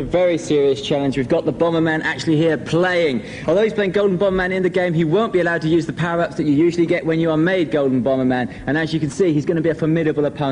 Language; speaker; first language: English; native; English